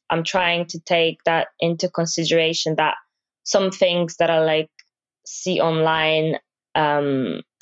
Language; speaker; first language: English; non-native, fluent; Polish